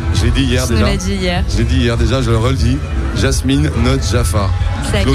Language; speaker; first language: French; native; French